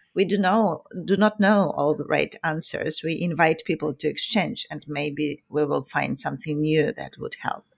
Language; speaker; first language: English; non-native, fluent; Ukrainian